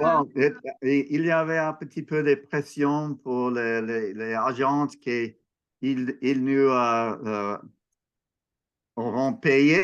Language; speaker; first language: French; non-native, learner; English